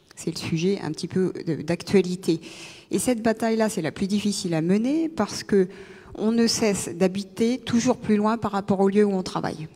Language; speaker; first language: French; native; French